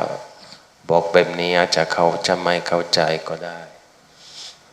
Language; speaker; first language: Thai; non-native, fluent; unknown